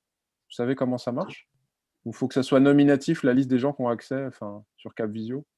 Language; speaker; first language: French; native; French